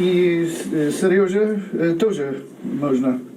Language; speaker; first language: Russian; non-native, learner; English